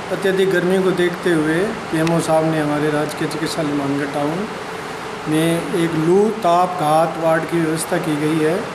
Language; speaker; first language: Hindi; native; Hindi